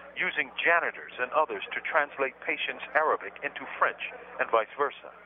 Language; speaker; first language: English; native; English